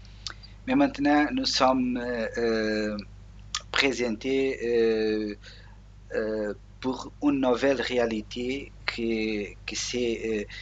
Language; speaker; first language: French; non-native, learner; Portuguese